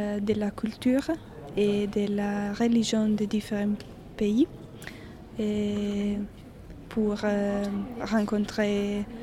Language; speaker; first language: French; non-native, learner; Italian